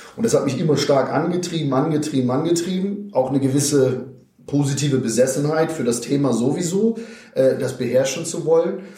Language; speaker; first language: German; native; German